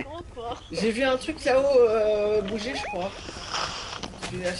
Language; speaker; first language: French; native; French